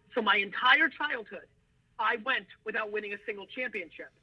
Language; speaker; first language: English; early bilingual, other home language; Russian